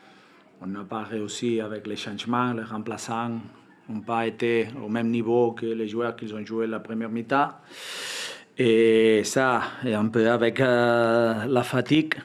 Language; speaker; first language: French; non-native, fluent; Spanish